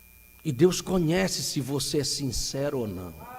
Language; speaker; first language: Portuguese; native; Portuguese